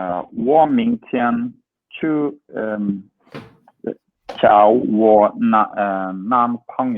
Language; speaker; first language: Chinese; non-native, learner; Swedish